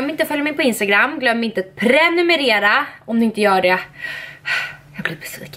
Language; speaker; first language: Swedish; native; Swedish